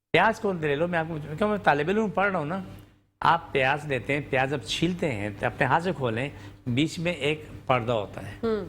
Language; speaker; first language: Urdu; non-native, local second language; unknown